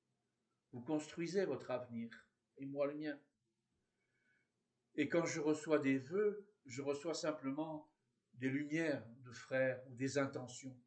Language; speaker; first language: French; native; French